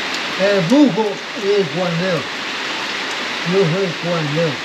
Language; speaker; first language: Spanish; non-native, local second language; Quechua